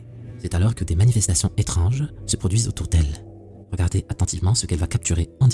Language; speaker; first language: French; native; French